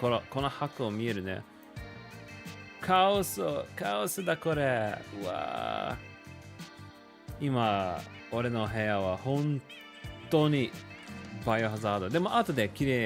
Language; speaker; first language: Japanese; non-native, learner; English